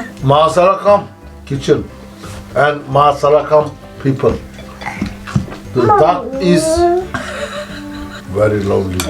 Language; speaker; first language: English; non-native, learner; Turkish